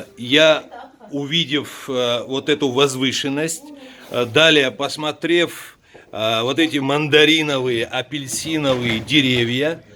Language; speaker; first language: Russian; native; Russian